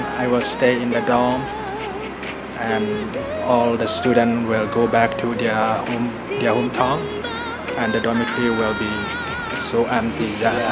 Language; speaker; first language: English; non-native, fluent; Burmese